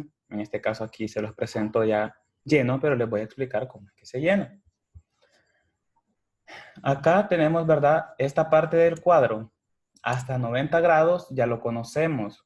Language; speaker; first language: Spanish; native; Spanish